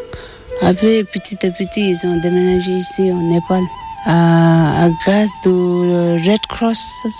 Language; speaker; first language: French; non-native, learner; Tibetan